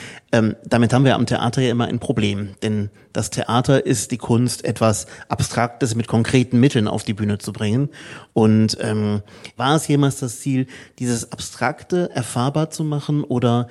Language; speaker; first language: German; native; German